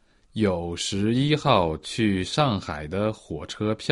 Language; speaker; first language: Chinese; non-native, learner; Portuguese